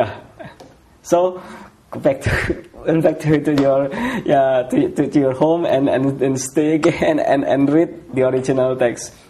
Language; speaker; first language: English; non-native, fluent; Indonesian